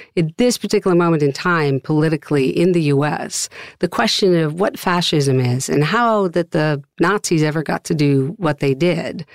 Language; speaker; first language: English; non-native, fluent; Dutch